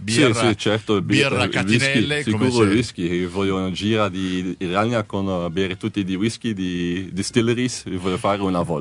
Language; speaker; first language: Italian; non-native, learner; Dutch